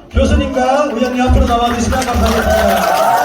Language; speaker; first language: Korean; native; Korean